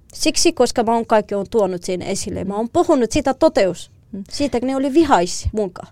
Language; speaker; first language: Finnish; non-native, fluent; Kurdish